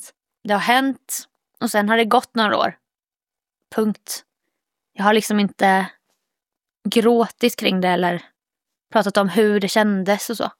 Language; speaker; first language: Swedish; native; Swedish